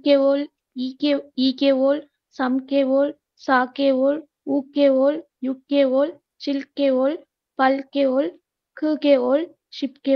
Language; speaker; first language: Korean; non-native, learner; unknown